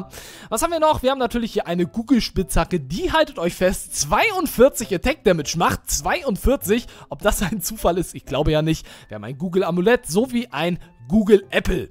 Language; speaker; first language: German; native; German